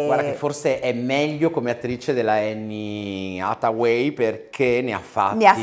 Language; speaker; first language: Italian; native; Italian